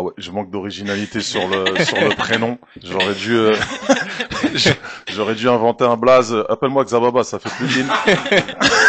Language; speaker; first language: French; native; French